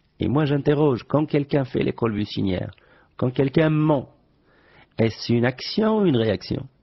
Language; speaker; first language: French; non-native, local second language; Arabic